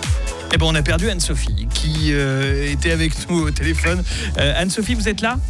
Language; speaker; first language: French; native; French